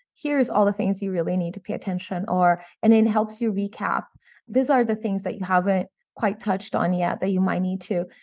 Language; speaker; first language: English; non-native, fluent; Portuguese